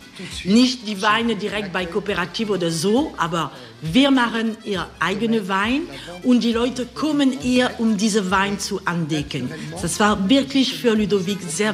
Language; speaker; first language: German; non-native, learner; French